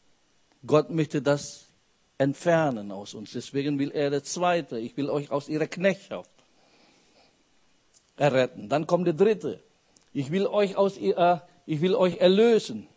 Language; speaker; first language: German; non-native, fluent; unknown